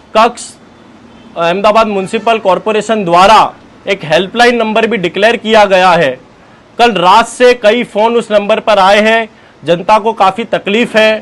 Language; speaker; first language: Hindi; non-native, local second language; Gujarati